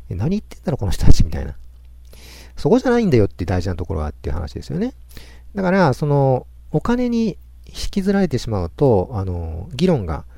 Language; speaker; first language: Japanese; native; Japanese